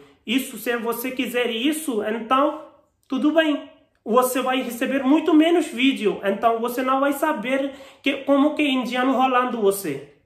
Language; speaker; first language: Portuguese; non-native, learner; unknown